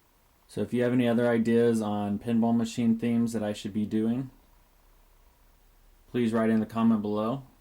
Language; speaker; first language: English; native; English